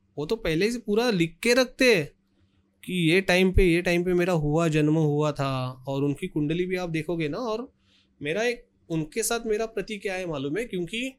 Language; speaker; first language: Hindi; non-native, local second language; Marathi